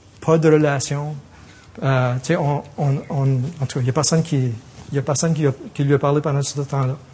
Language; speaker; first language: French; native; French